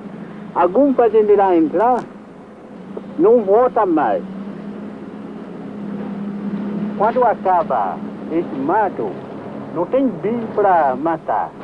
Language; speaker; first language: Portuguese; non-native, local second language; Kayapó